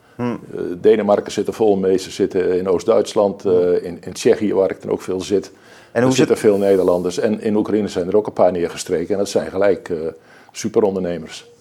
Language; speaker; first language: Dutch; native; Dutch